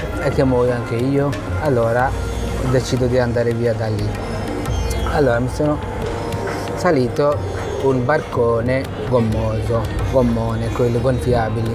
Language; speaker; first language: Italian; non-native, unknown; Bangla